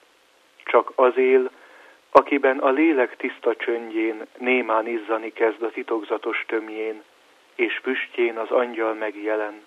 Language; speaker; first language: Hungarian; native; Hungarian